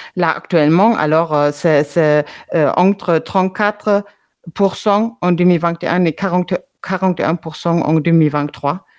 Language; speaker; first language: French; non-native, fluent; German